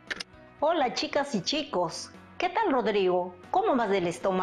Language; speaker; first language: Spanish; native; Spanish